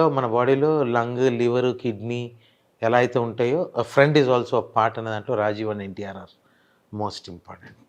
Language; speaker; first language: Telugu; native; Telugu